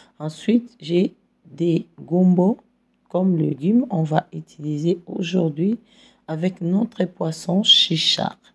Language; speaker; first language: French; non-native, local second language; Lingala